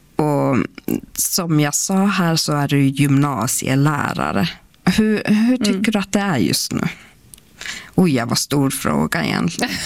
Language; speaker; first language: Swedish; non-native, local second language; Northern Sami